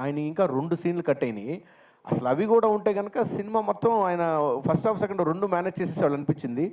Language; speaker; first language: Telugu; native; Telugu